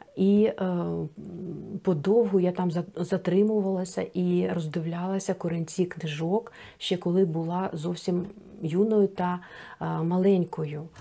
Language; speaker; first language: Ukrainian; non-native, local second language; Russian